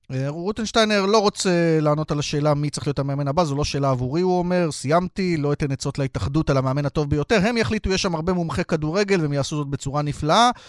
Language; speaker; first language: Hebrew; native; Hebrew